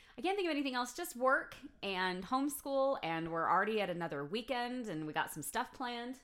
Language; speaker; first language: English; native; English